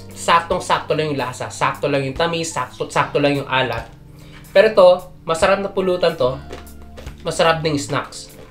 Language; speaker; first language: Filipino; native; Filipino